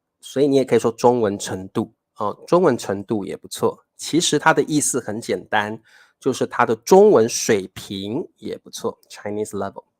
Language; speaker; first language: Chinese; native; Chinese